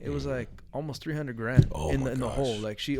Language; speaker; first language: English; native; English